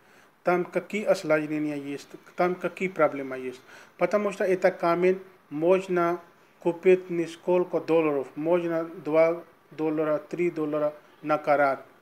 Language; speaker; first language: Russian; non-native, learner; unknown